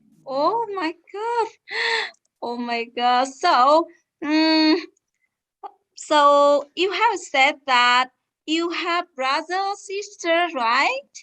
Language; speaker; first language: English; non-native, fluent; Vietnamese